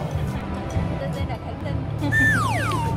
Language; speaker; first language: Korean; non-native, learner; Lao